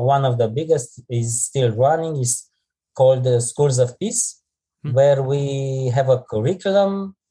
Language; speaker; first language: English; non-native, fluent; Romanian